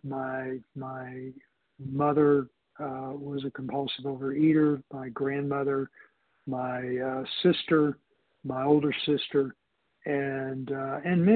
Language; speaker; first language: English; native; English